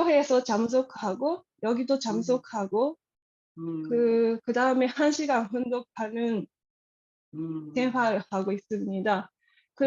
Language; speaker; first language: Korean; non-native, learner; Japanese